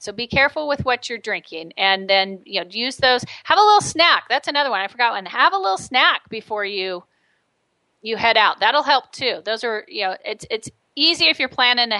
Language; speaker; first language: English; native; English